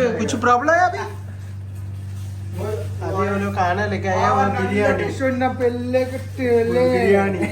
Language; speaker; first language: Hindi; non-native, learner; Malayalam